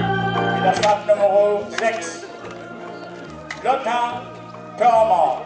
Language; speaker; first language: German; native; German